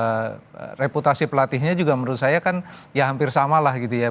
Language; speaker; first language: Indonesian; native; Indonesian